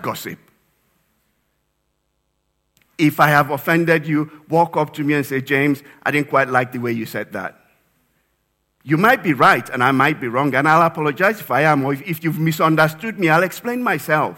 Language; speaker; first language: English; non-native, local second language; Yoruba